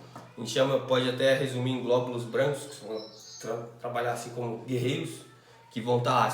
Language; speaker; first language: Portuguese; native; Portuguese